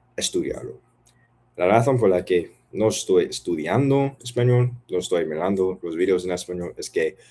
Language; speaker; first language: Spanish; non-native, learner; English